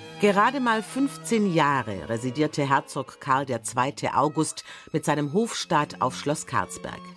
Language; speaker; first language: German; native; German